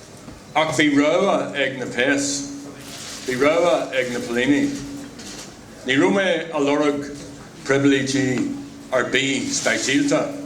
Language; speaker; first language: Irish; non-native, local second language; English